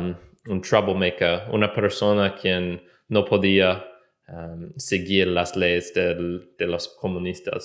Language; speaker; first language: Spanish; non-native, learner; English